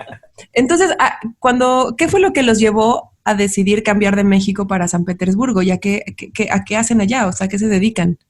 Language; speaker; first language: Spanish; native; Spanish